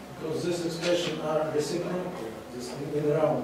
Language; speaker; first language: English; non-native, fluent; Russian